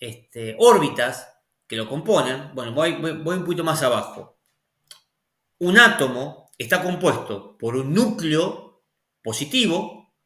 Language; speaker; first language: Spanish; native; Spanish